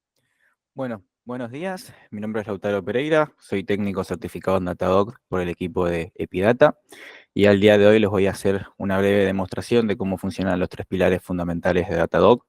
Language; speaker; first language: Spanish; native; Spanish